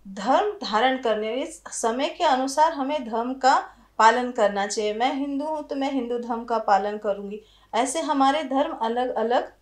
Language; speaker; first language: Hindi; native; Hindi